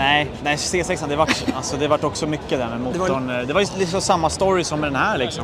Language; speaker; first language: Swedish; native; Swedish